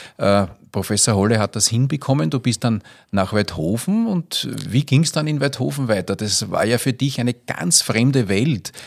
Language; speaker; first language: German; native; German